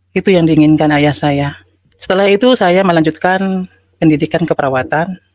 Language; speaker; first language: Indonesian; native; Indonesian